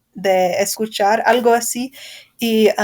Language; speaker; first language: Spanish; non-native, fluent; English